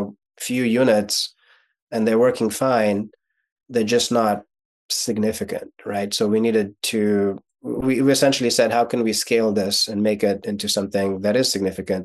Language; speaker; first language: English; non-native, fluent; Russian